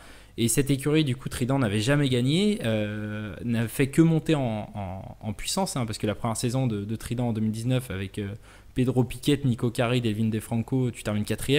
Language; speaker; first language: French; native; French